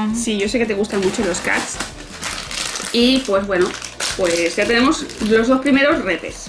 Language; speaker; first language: Spanish; native; Spanish